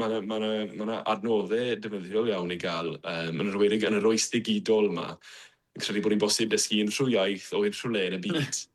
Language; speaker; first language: Welsh; non-native, fluent; English